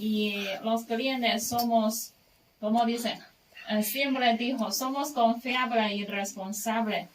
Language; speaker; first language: Spanish; non-native, learner; Chinese